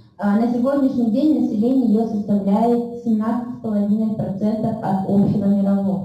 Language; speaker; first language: Russian; native; Russian